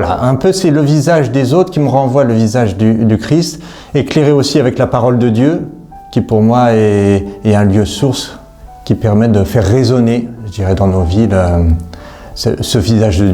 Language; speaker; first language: French; native; French